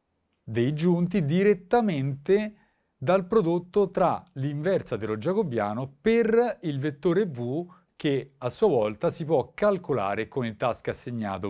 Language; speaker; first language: Italian; native; Italian